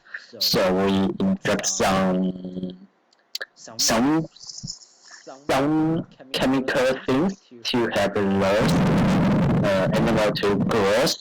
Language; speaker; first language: English; non-native, learner; Chinese